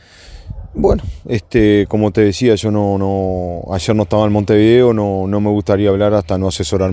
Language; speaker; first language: Spanish; native; Spanish